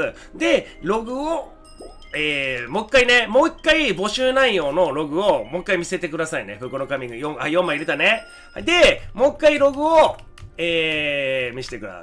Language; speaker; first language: Japanese; native; Japanese